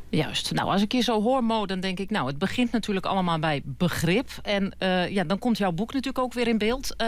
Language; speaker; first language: Dutch; native; Dutch